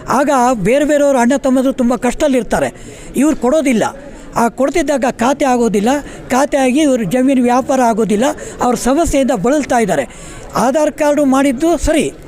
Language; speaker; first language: Kannada; native; Kannada